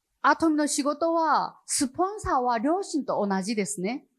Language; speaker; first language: Japanese; non-native, learner; Chinese